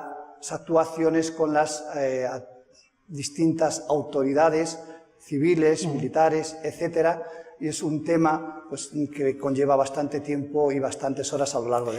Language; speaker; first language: Spanish; native; Spanish